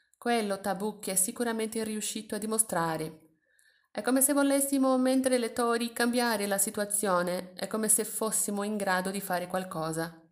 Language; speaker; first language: Italian; non-native, fluent; Portuguese